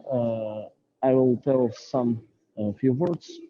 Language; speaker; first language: English; non-native, learner; Russian